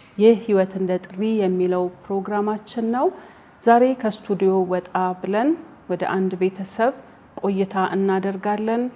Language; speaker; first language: Amharic; native; Amharic